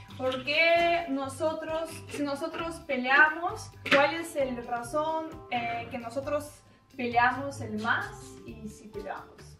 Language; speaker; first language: Spanish; non-native, learner; Russian